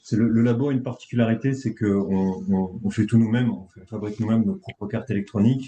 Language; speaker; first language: French; native; French